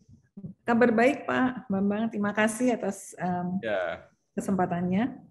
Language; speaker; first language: Indonesian; native; Indonesian